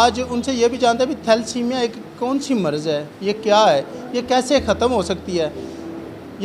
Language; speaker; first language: Hindi; non-native, local second language; Punjabi